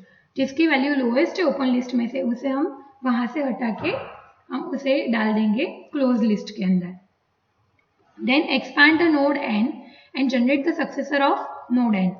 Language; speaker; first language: Hindi; non-native, local second language; Gujarati